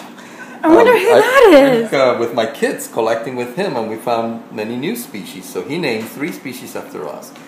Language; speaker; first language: English; non-native, fluent; Spanish